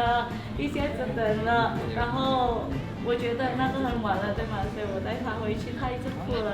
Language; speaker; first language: Chinese; non-native, fluent; Indonesian